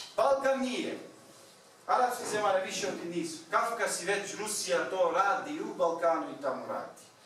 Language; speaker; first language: Bosnian; non-native, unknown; Turkish